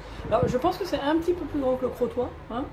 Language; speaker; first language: French; native; French